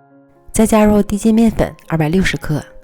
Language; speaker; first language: Chinese; native; Chinese